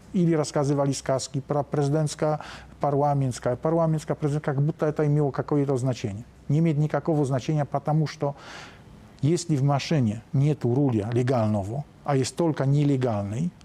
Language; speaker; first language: Polish; non-native, learner; Russian